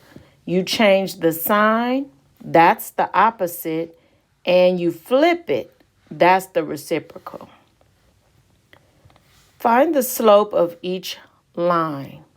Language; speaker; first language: English; native; English